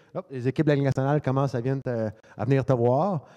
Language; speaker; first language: French; native; French